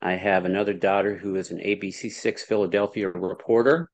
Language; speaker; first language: English; native; English